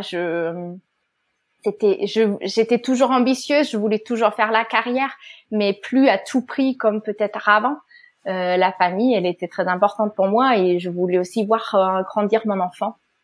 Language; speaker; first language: French; non-native, fluent; German